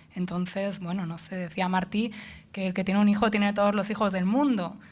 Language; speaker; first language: Spanish; non-native, local second language; Catalan